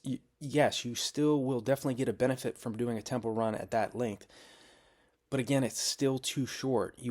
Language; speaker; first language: English; native; English